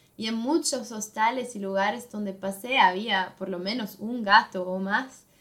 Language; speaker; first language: Spanish; non-native, fluent; German